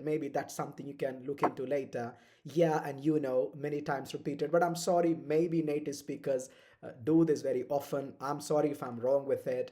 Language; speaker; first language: English; non-native, fluent; Uzbek